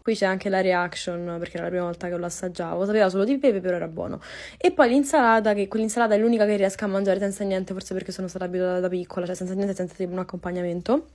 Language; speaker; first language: Italian; native; Italian